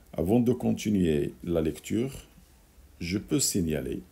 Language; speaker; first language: French; non-native, local second language; Arabic